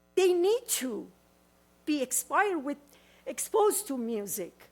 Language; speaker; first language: English; non-native, learner; Persian